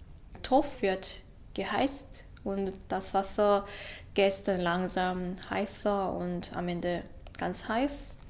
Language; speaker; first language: German; non-native, fluent; Korean